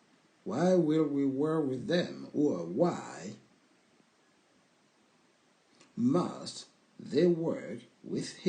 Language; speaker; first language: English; non-native, learner; French